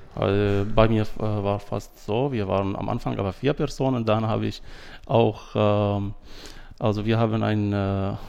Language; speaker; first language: German; non-native, fluent; Arabic